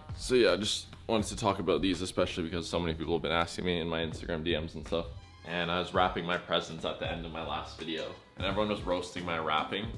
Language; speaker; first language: English; native; English